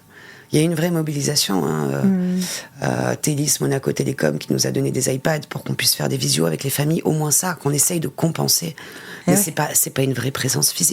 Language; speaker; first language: French; native; French